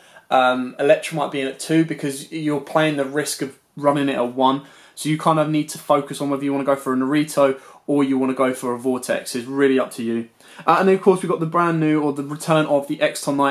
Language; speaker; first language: English; native; English